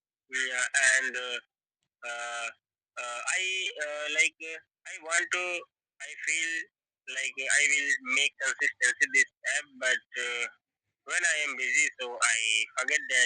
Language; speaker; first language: English; non-native, learner; Hindi